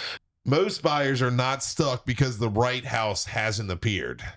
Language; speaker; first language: English; native; English